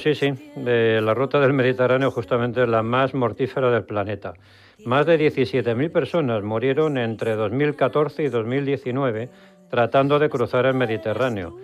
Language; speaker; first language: Spanish; native; Spanish